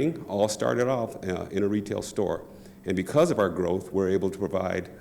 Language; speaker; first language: English; native; English